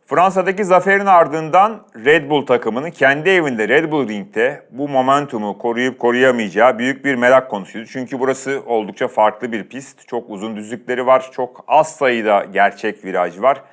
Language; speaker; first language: Turkish; native; Turkish